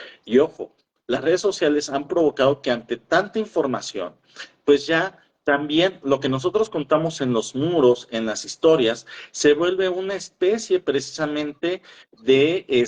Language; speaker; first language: Spanish; native; Spanish